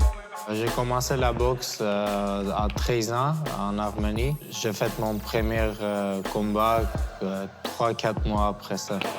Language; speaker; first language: French; non-native, learner; Armenian